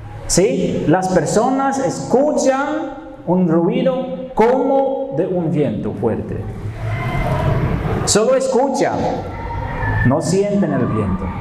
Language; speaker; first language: Spanish; non-native, fluent; Dutch